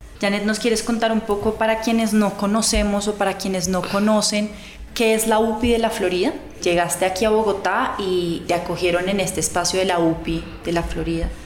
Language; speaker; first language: Spanish; native; Spanish